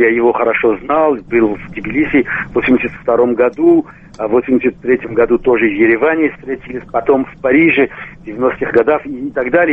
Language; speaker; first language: Russian; non-native, local second language; Armenian